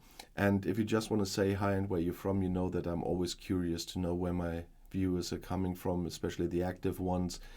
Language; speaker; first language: English; non-native, fluent; German